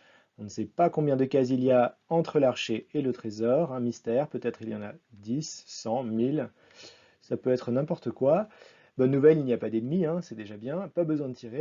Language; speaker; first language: French; native; French